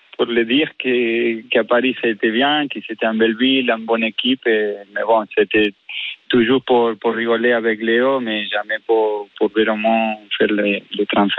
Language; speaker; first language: French; non-native, fluent; Spanish